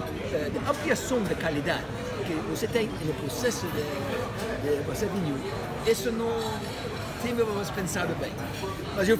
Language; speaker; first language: Portuguese; non-native, fluent; Spanish